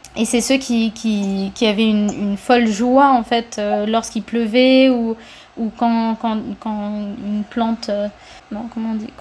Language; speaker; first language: French; early bilingual, other home language; Spanish